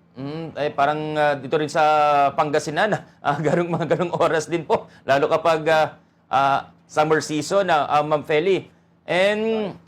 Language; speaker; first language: Filipino; non-native, local second language; Pangasinan